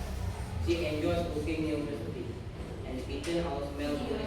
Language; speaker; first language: English; non-native, learner; Indonesian